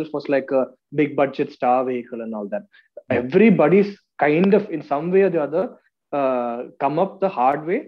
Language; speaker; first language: English; non-native, local second language; Malayalam